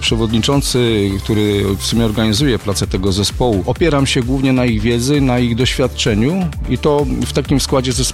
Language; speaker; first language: Polish; native; Polish